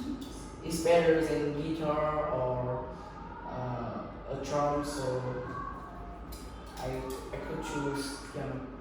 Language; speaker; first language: English; non-native, learner; Vietnamese